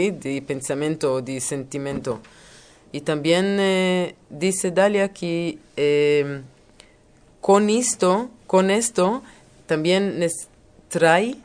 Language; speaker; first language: Spanish; non-native, learner; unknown